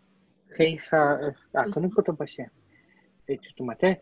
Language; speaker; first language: Japanese; non-native, learner; Polish